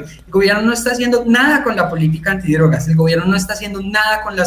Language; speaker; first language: Spanish; native; Spanish